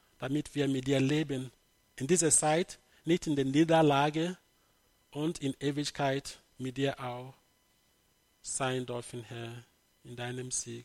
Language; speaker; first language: German; non-native, fluent; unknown